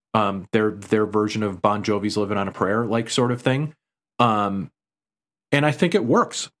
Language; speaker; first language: English; native; English